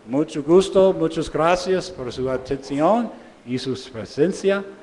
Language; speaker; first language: Spanish; non-native, learner; English